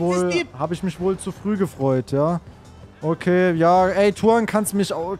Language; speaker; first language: German; native; German